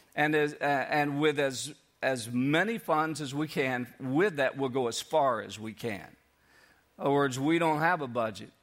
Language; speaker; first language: English; native; English